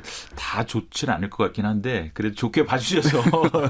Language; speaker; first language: Korean; native; Korean